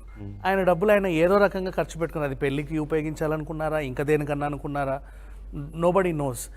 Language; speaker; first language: Telugu; native; Telugu